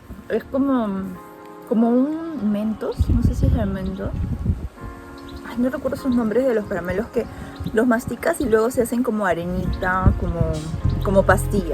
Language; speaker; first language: Spanish; native; Spanish